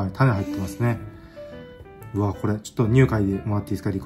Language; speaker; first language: Japanese; native; Japanese